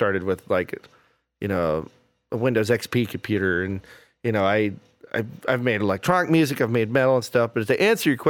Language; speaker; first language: English; native; English